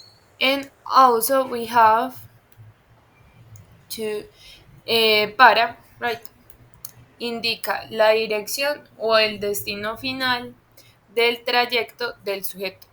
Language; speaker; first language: Spanish; non-native, fluent; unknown